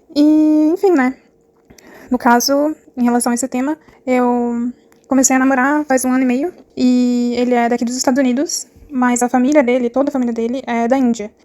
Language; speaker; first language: Portuguese; native; Portuguese